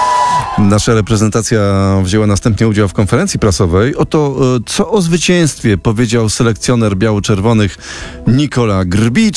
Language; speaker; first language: Polish; native; Polish